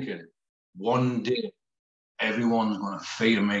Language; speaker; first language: English; native; English